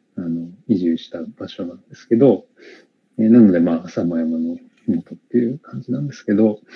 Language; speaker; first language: Japanese; native; Japanese